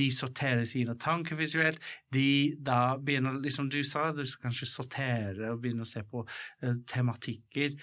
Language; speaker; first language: Norwegian; non-native, fluent; English